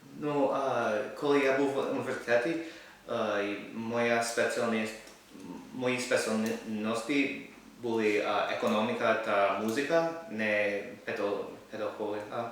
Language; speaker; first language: Ukrainian; non-native, learner; English